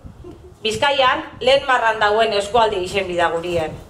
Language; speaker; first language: Basque; native; Basque